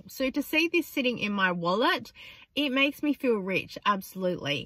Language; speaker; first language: English; native; English